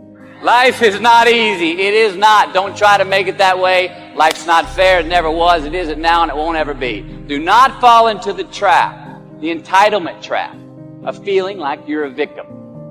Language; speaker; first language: English; native; English